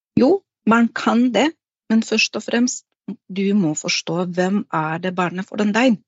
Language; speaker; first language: Norwegian; non-native, fluent; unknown